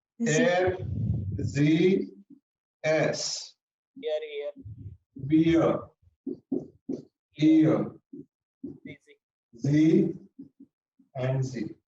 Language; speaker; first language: German; non-native, fluent; Hindi